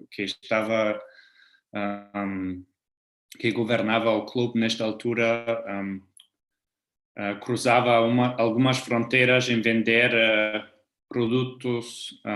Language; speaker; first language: Portuguese; non-native, fluent; German